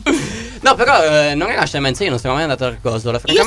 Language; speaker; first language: Italian; native; Italian